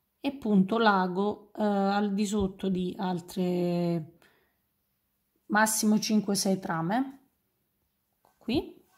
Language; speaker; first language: Italian; native; Italian